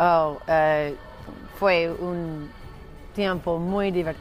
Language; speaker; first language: Spanish; non-native, learner; English